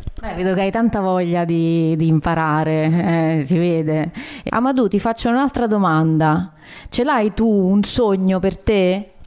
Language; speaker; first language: Italian; native; Italian